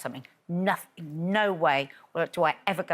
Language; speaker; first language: English; native; English